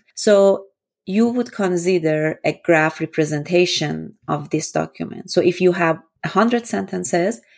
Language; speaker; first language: English; non-native, fluent; Persian